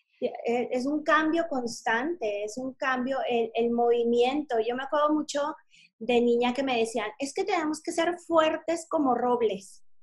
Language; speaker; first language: Spanish; native; Spanish